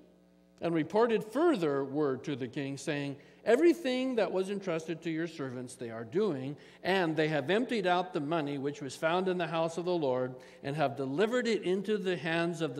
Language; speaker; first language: English; native; English